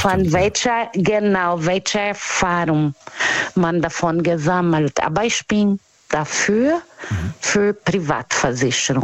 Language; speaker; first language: German; non-native, learner; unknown